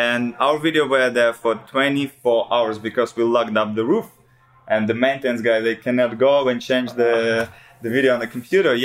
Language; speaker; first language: English; non-native, learner; Russian